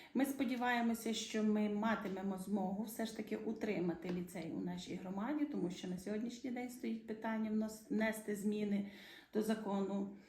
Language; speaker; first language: Ukrainian; native; Ukrainian